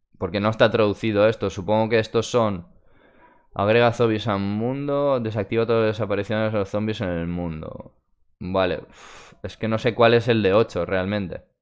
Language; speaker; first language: Spanish; non-native, fluent; Russian